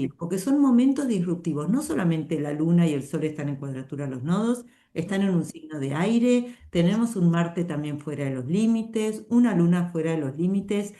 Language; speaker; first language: Spanish; native; Spanish